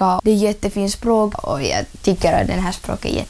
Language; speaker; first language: Swedish; early bilingual, other home language; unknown